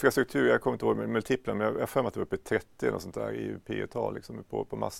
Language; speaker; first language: Swedish; native; Swedish